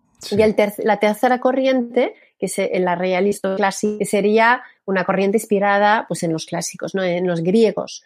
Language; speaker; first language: Spanish; non-native, fluent; French